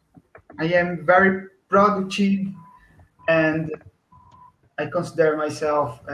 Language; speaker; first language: English; non-native, learner; Portuguese